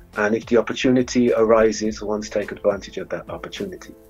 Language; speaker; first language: English; native; English